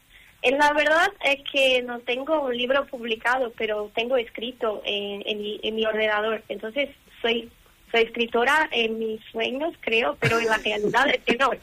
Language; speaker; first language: Spanish; non-native, learner; Portuguese